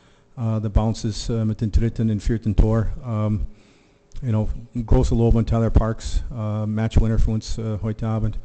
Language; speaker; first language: German; non-native, learner; English